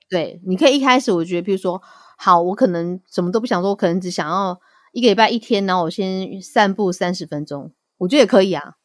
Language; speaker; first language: Chinese; native; Chinese